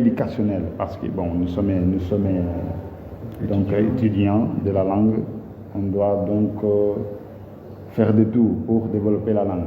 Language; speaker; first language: French; non-native, fluent; Portuguese